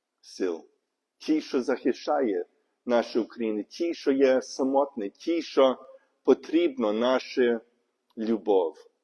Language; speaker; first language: Ukrainian; non-native, learner; English